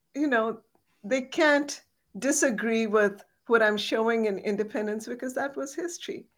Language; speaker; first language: English; non-native, local second language; Bangla